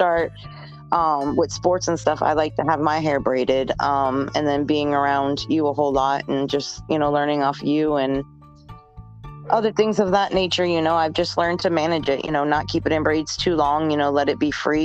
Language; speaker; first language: English; native; English